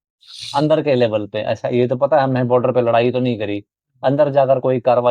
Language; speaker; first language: Hindi; native; Hindi